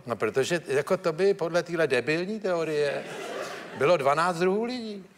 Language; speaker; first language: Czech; native; Czech